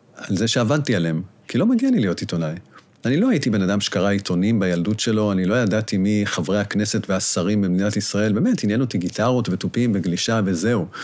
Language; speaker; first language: Hebrew; native; Hebrew